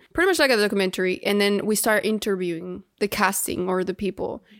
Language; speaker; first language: English; non-native, fluent; Spanish